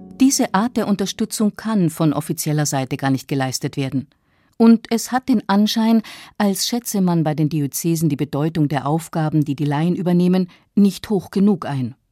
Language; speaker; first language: German; native; German